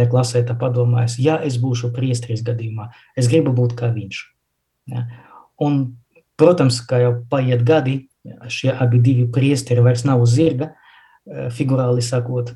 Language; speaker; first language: Latvian; non-native, local second language; Russian